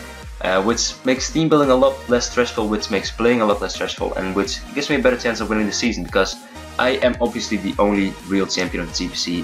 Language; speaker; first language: English; non-native, fluent; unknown